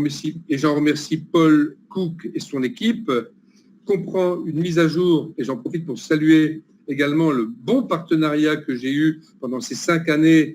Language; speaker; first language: French; native; French